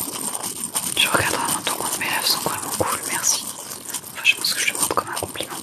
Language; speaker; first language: French; native; French